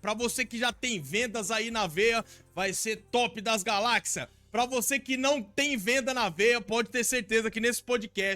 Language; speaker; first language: Portuguese; native; Portuguese